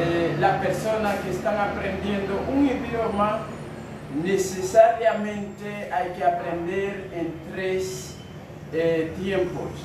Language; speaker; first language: Spanish; non-native, fluent; Haitian Creole